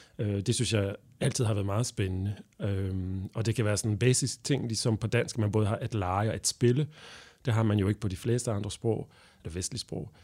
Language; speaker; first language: Danish; non-native, fluent; French